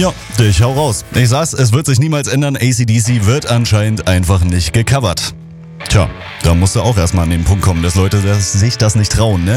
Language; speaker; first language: German; native; German